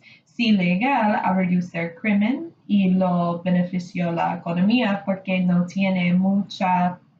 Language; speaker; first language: Spanish; non-native, learner; English